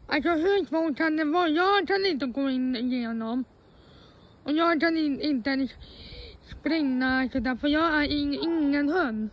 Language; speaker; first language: Swedish; non-native, fluent; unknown